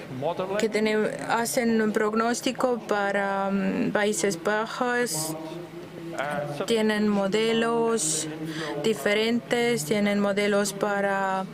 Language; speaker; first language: Spanish; non-native, fluent; Dutch